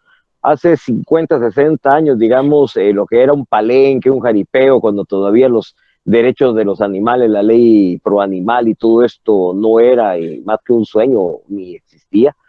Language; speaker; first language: Spanish; native; Spanish